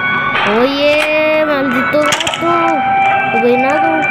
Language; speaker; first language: Spanish; native; Spanish